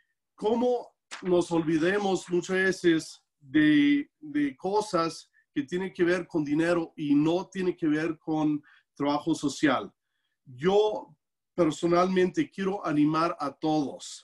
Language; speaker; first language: Spanish; non-native, local second language; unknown